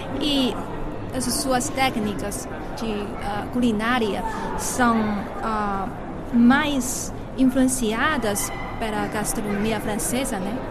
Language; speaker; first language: Portuguese; non-native, fluent; Chinese